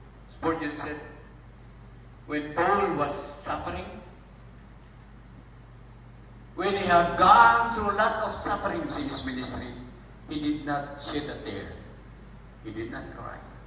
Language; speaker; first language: English; non-native, local second language; Filipino